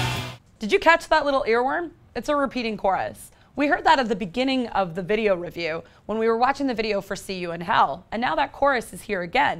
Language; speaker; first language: English; native; English